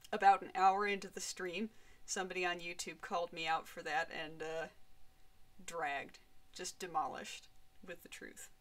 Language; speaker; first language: English; native; English